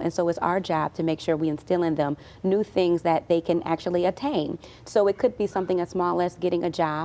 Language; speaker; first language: English; native; English